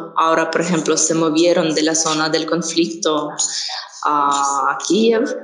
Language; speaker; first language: Spanish; non-native, fluent; Ukrainian